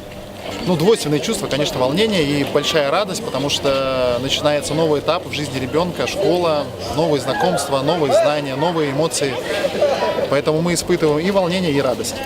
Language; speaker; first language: Russian; native; Russian